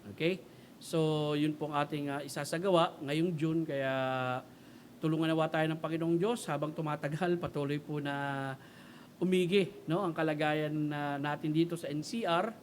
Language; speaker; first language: Filipino; native; Filipino